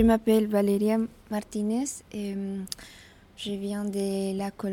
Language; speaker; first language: French; non-native, fluent; Spanish